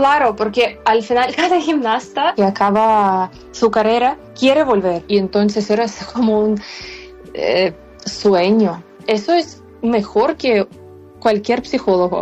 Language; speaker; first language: Spanish; non-native, fluent; Ukrainian